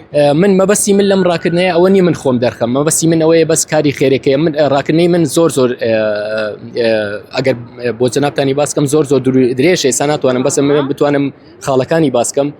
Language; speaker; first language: Central Kurdish; native; Central Kurdish